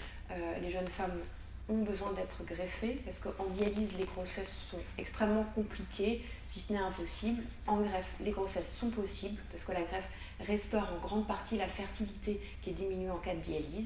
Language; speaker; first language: French; native; French